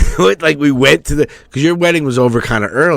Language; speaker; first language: English; native; English